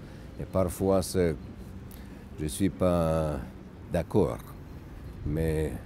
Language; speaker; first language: French; non-native, learner; Russian